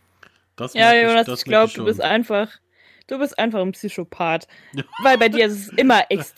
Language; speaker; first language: German; native; German